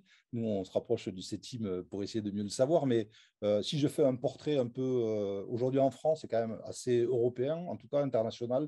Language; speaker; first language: French; native; French